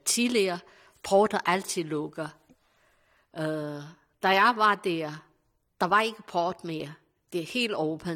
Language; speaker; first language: Danish; non-native, learner; Chinese